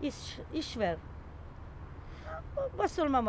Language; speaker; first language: German; non-native, learner; Romanian